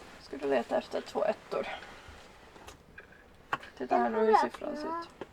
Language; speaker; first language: Swedish; non-native, learner; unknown